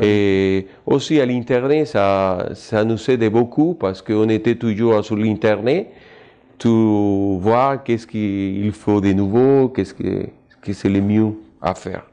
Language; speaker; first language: French; non-native, fluent; Spanish